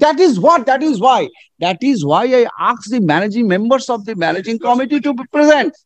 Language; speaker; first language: English; non-native, local second language; Bangla